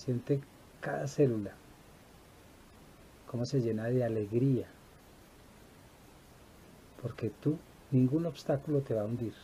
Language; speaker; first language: Spanish; native; Spanish